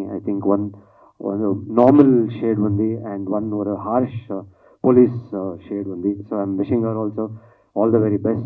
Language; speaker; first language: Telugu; non-native, learner; Kannada